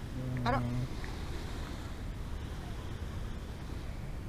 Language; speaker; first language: Japanese; native; Japanese